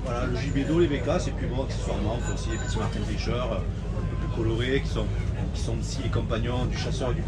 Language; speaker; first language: French; native; French